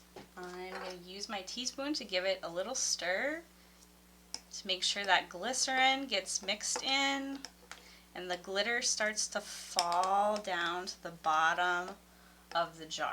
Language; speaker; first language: English; native; English